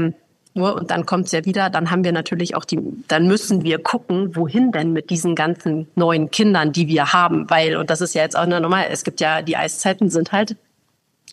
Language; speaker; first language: German; native; German